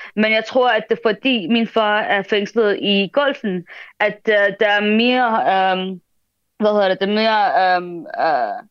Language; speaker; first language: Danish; early bilingual, other home language; Arabic